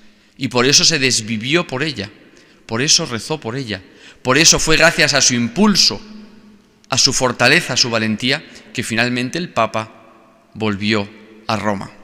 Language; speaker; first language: Spanish; native; Spanish